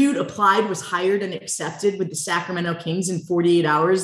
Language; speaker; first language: English; native; English